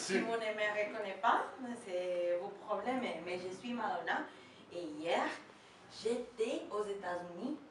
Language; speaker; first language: French; non-native, learner; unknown